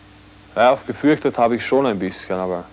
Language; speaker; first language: German; non-native, learner; Hungarian